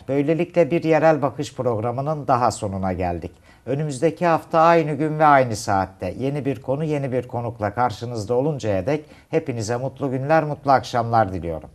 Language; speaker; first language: Turkish; native; Turkish